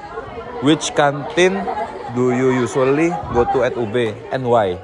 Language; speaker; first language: English; non-native, learner; Indonesian